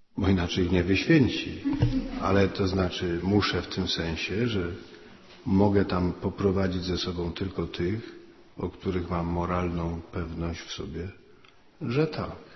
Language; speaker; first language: Polish; native; Polish